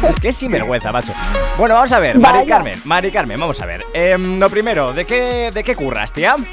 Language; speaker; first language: Spanish; native; Spanish